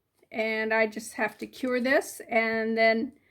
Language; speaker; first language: English; native; English